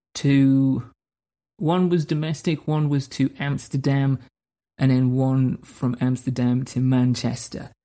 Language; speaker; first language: English; native; English